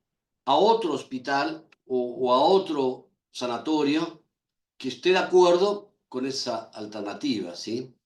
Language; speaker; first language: Spanish; native; Spanish